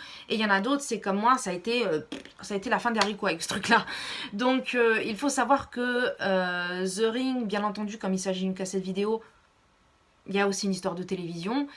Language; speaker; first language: French; native; French